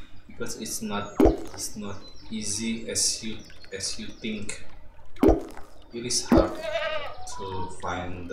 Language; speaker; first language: English; non-native, learner; Indonesian